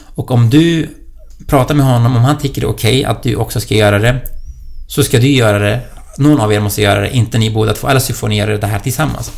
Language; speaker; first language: Swedish; non-native, fluent; Kurdish